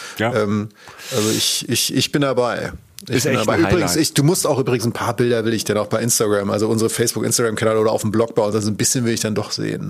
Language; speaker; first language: German; native; German